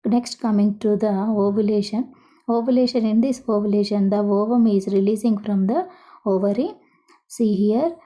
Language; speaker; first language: English; non-native, local second language; Telugu